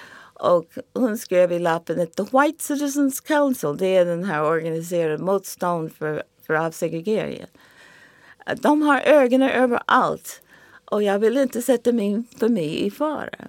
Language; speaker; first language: Swedish; non-native, fluent; English